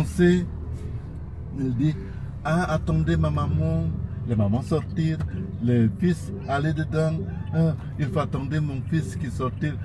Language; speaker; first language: French; non-native, learner; Indonesian